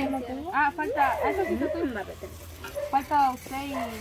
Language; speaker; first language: Spanish; native; Spanish